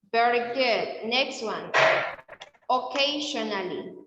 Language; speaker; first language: English; non-native, fluent; Spanish